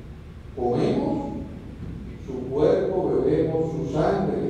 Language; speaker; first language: Spanish; native; Spanish